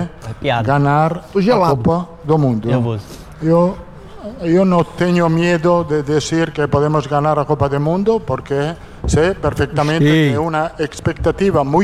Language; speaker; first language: Portuguese; non-native, fluent; Italian